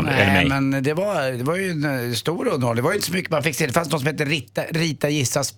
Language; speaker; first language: Swedish; native; Swedish